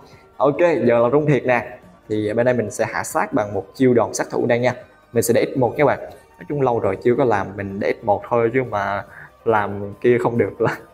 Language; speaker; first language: Vietnamese; native; Vietnamese